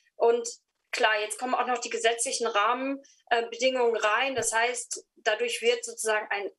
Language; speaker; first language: German; native; German